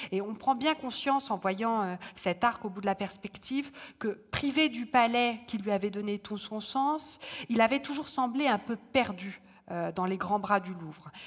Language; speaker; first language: French; native; French